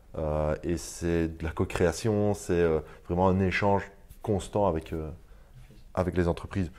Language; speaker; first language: French; native; French